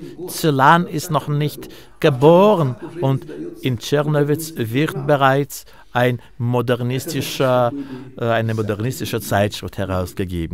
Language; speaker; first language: German; non-native, fluent; Russian